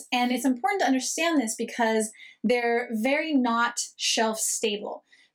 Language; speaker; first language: English; native; English